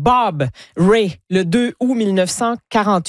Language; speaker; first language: French; native; French